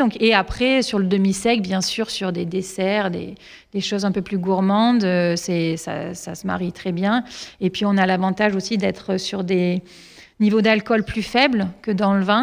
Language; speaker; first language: French; native; French